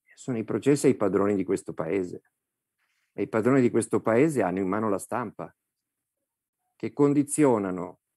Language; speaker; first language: Italian; native; Italian